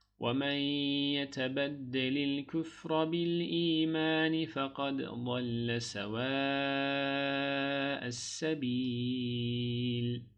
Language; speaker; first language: Arabic; non-native, fluent; Turkish